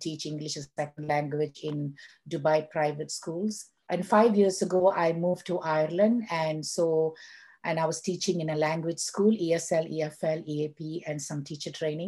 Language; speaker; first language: English; non-native, local second language; Tamil